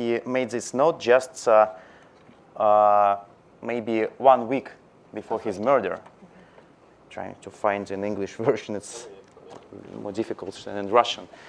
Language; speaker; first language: English; non-native, learner; Russian